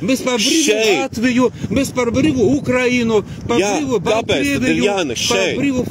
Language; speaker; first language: Latvian; non-native, local second language; Russian